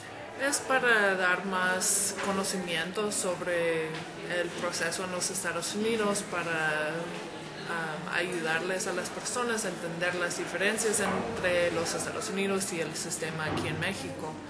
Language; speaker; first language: Spanish; non-native, fluent; English